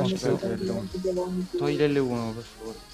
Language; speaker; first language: Italian; native; Italian